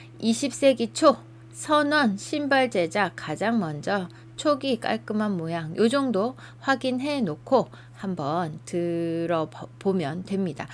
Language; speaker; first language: Korean; native; Korean